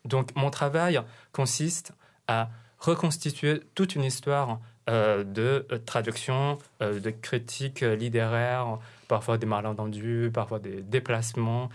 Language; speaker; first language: French; non-native, fluent; Chinese